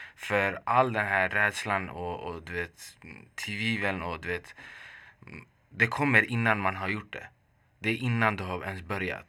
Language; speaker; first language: Swedish; early bilingual, other home language; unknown